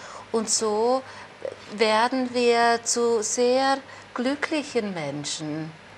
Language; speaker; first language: German; native; German